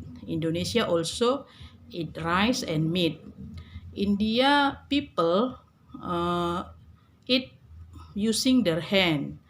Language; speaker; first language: English; non-native, learner; Indonesian